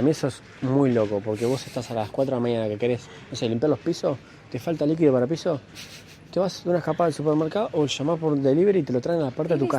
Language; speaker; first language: Spanish; native; Spanish